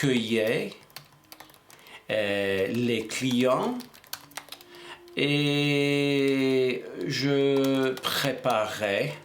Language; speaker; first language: French; non-native, fluent; English